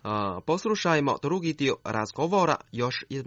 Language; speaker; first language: Croatian; non-native, fluent; Chinese